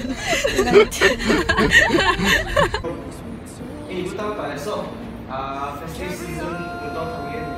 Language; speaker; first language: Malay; non-native, local second language; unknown